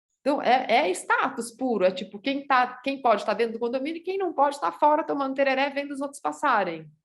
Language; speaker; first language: Portuguese; native; Portuguese